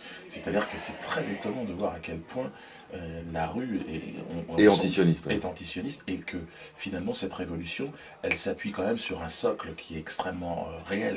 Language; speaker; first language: French; native; French